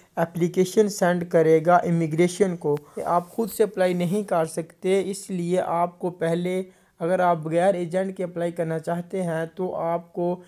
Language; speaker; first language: Urdu; non-native, local second language; Punjabi